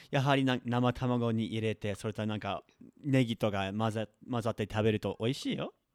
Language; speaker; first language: Japanese; non-native, fluent; English